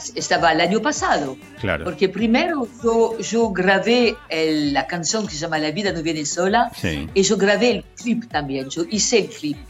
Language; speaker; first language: Spanish; non-native, learner; French